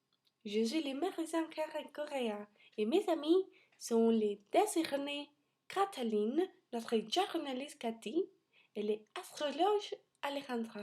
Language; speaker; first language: French; non-native, learner; Spanish